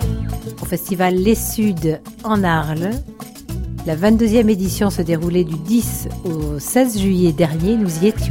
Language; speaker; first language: French; native; French